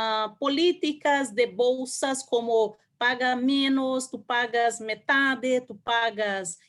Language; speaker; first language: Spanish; non-native, learner; Portuguese